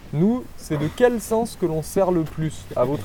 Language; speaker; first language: French; native; French